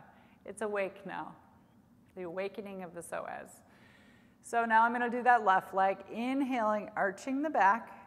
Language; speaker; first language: English; native; English